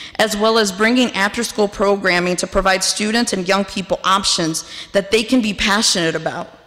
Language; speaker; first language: English; early bilingual, other home language; Spanish